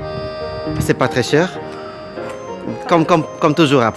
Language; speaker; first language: French; non-native, learner; Russian